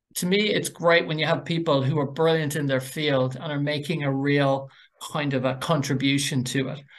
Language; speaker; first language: English; native; English